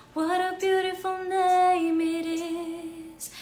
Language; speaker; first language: English; non-native, local second language; Filipino